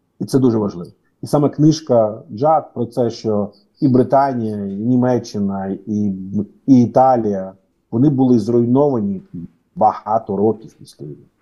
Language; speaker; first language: Ukrainian; non-native, local second language; Russian